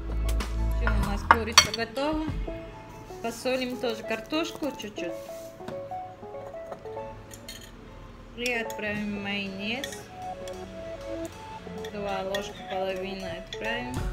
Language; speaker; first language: Russian; non-native, learner; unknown